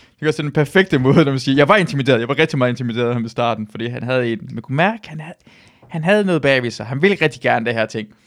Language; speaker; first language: Danish; non-native, fluent; Persian